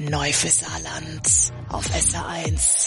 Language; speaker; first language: German; native; German